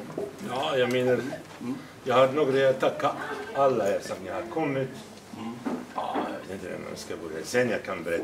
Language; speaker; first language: Swedish; non-native, fluent; Arabic